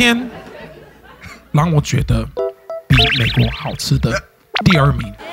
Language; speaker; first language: Chinese; non-native, fluent; English